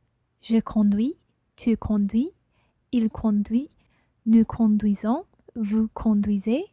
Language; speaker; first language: French; non-native, learner; English